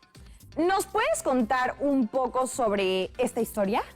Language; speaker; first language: Spanish; native; Spanish